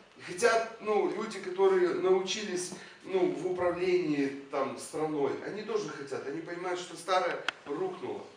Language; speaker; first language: Russian; non-native, local second language; Ukrainian